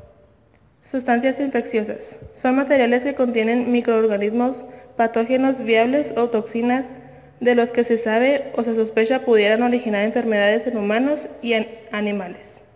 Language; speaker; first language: Spanish; native; Spanish